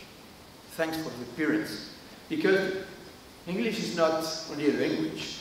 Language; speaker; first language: English; non-native, learner; French